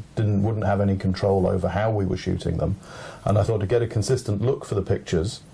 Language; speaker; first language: English; native; English